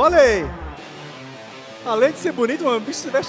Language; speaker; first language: Portuguese; native; Portuguese